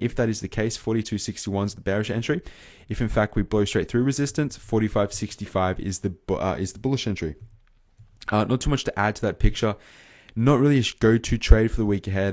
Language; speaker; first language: English; native; English